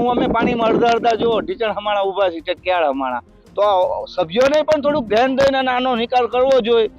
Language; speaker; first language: Gujarati; native; Gujarati